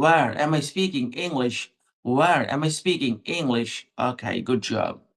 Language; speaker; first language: English; non-native, local second language; Hindi